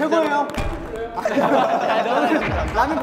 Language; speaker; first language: Korean; native; Korean